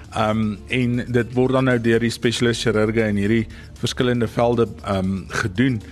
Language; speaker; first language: Afrikaans; native; Afrikaans